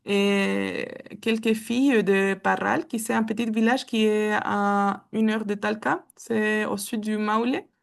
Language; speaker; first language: French; non-native, learner; Spanish